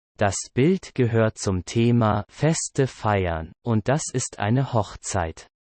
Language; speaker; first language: German; non-native, learner; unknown